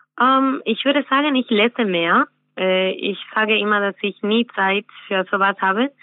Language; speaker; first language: German; non-native, fluent; Spanish